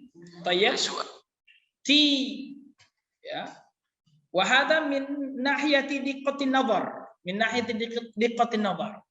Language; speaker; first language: Arabic; non-native, fluent; Indonesian